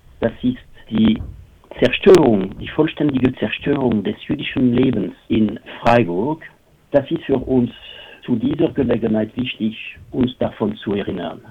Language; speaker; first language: German; non-native, fluent; French